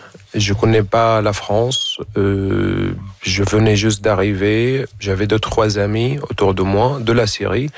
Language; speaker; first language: French; non-native, fluent; Arabic